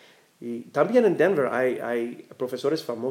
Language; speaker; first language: Spanish; non-native, learner; English